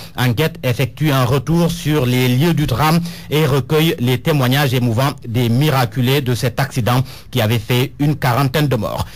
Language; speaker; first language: French; non-native, local second language; Wolof